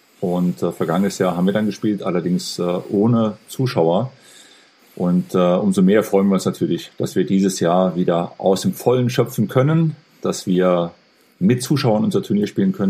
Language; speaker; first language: German; native; German